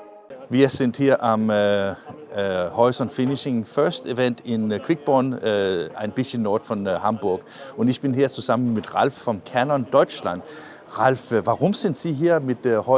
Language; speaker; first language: German; non-native, learner; Danish